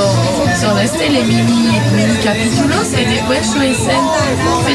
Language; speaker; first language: Spanish; non-native, learner; French